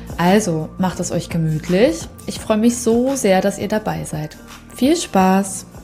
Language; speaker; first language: German; native; German